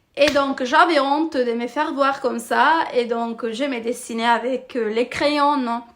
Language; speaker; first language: French; non-native, fluent; Italian